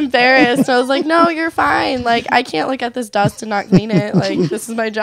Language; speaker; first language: English; native; English